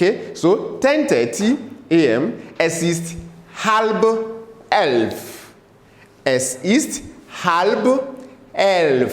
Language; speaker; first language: German; non-native, fluent; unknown